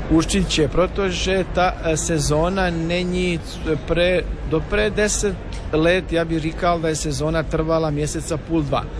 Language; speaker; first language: Slovak; non-native, learner; Croatian